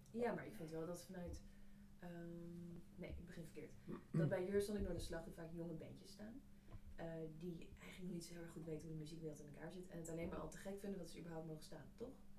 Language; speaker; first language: Dutch; native; Dutch